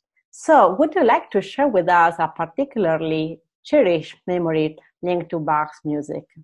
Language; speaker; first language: English; non-native, fluent; Italian